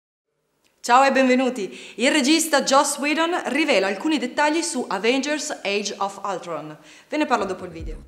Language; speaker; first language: Italian; native; Italian